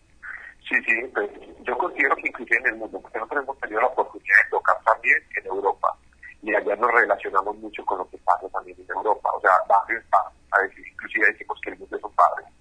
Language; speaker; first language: Spanish; native; Spanish